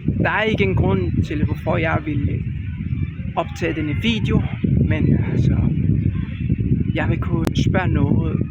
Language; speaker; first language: Danish; non-native, learner; Spanish